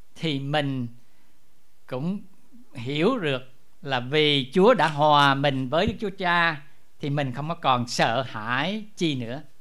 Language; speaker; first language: Vietnamese; native; Vietnamese